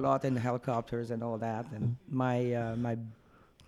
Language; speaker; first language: English; non-native, fluent; French